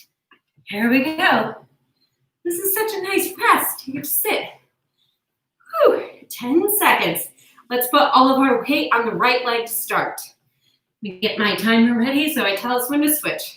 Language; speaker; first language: English; native; English